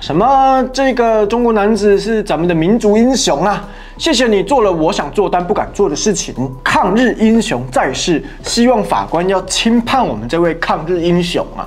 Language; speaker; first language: Chinese; native; Chinese